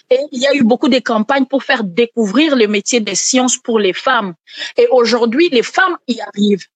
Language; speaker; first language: French; non-native, local second language; Lingala